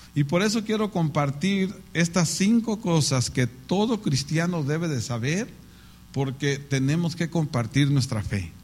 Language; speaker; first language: Spanish; native; Spanish